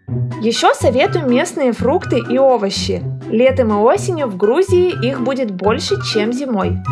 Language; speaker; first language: Russian; native; Russian